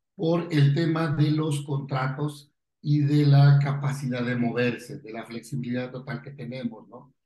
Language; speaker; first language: Spanish; native; Spanish